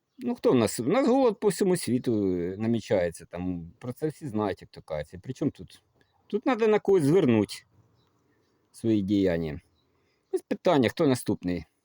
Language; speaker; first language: Ukrainian; non-native, local second language; Russian